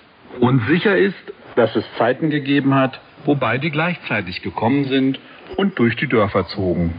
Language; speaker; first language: German; native; German